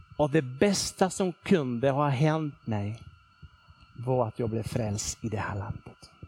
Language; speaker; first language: Swedish; non-native, fluent; Spanish